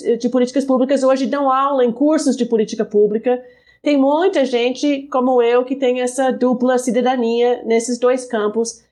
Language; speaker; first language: Portuguese; non-native, fluent; English